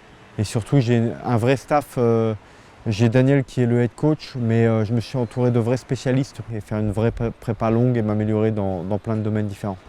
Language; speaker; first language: French; native; French